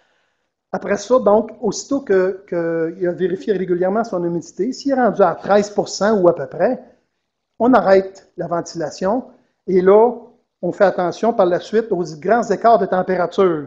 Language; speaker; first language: French; native; French